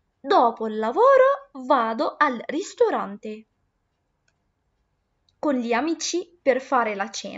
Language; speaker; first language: Italian; non-native, fluent; Arabic